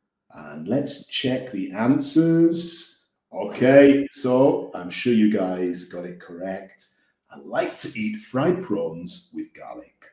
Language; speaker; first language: English; native; English